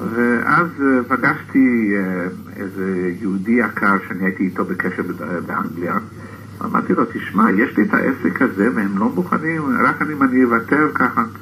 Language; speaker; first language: Hebrew; early bilingual, other home language; English